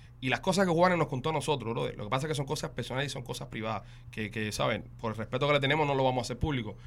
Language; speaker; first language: Spanish; native; Spanish